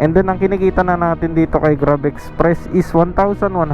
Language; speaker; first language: Filipino; native; Filipino